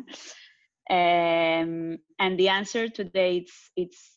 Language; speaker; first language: English; non-native, fluent; Spanish